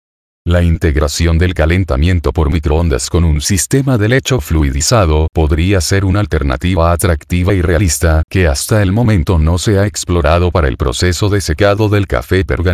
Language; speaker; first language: Spanish; native; Spanish